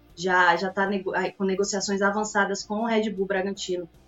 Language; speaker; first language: Portuguese; native; Portuguese